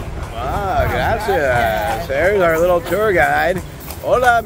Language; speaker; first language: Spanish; non-native, learner; English